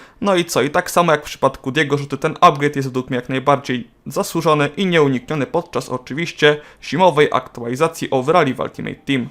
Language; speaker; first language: Polish; native; Polish